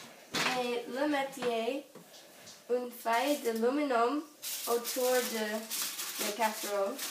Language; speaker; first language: French; non-native, learner; English